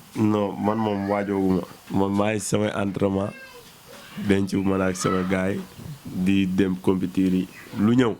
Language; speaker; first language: Wolof; native; Wolof